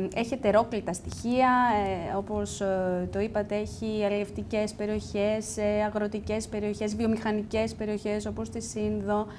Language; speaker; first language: Greek; native; Greek